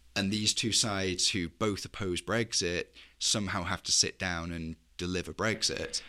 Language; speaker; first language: English; native; English